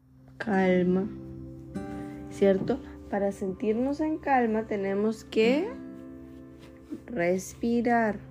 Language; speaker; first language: Spanish; native; Spanish